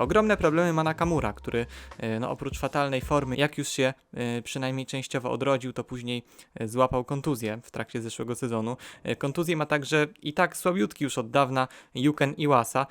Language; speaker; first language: Polish; native; Polish